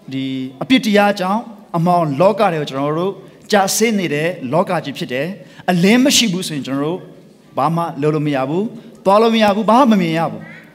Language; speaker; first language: Burmese; non-native, local second language; Tedim Chin